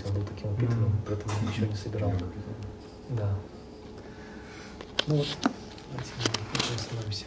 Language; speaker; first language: Russian; native; Russian